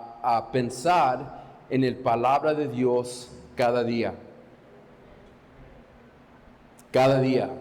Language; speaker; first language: Spanish; non-native, fluent; English